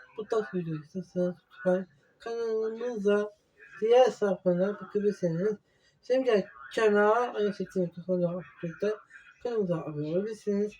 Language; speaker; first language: Turkish; non-native, learner; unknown